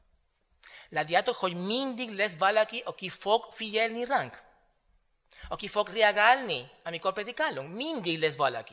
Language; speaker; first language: Hungarian; non-native, learner; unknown